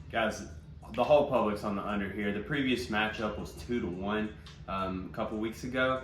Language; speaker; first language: English; native; English